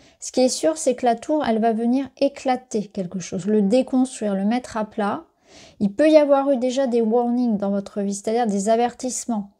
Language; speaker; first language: French; native; French